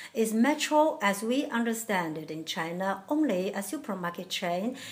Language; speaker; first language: English; non-native, fluent; Chinese